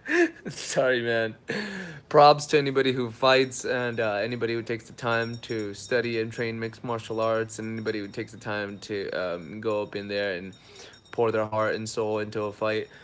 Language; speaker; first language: English; native; English